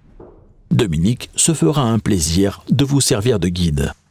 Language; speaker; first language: French; native; French